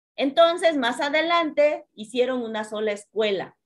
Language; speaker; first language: Spanish; native; Spanish